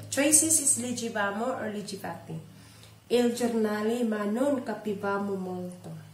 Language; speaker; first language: Italian; non-native, learner; Cebuano